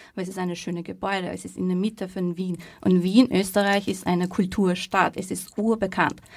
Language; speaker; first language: German; non-native, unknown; Persian